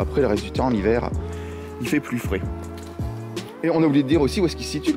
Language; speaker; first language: French; native; French